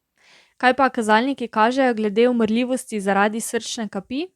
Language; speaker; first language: Slovenian; native; Slovenian